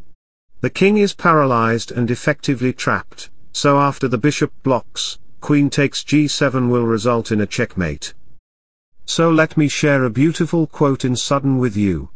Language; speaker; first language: English; non-native, local second language; Hindi